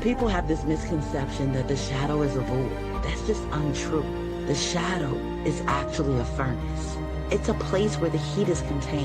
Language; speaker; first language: English; native; English